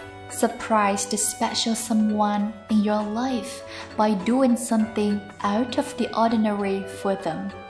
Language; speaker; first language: English; non-native, fluent; Chinese